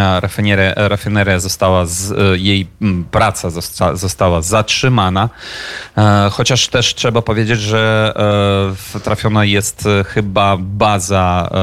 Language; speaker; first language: Polish; non-native, fluent; Ukrainian